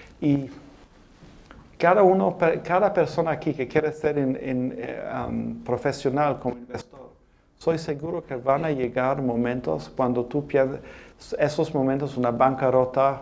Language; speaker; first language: Spanish; non-native, fluent; English